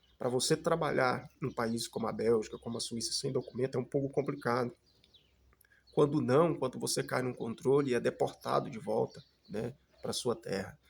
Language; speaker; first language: Portuguese; native; Portuguese